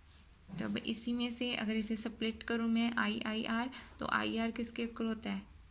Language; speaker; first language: Hindi; native; Hindi